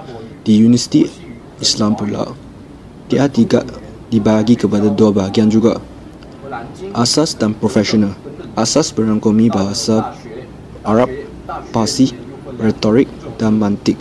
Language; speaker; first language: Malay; non-native, local second language; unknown